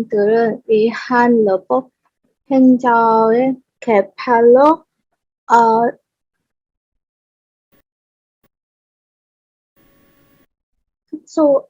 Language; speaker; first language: Korean; non-native, learner; Vietnamese